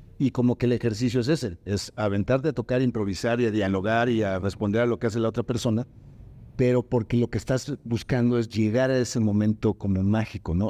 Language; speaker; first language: Spanish; native; Spanish